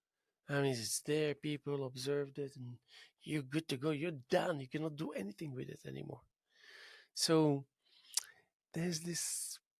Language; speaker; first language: English; non-native, fluent; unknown